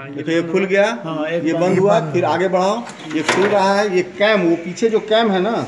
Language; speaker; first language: Hindi; native; Hindi